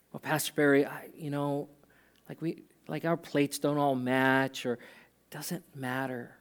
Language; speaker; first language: English; native; English